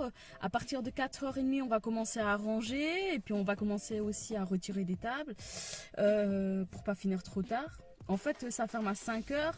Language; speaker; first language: French; native; French